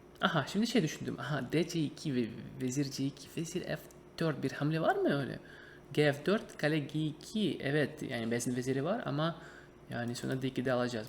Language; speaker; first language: Turkish; non-native, fluent; Russian